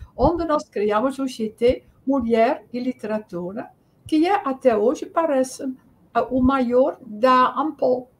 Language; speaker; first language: Portuguese; non-native, fluent; Dutch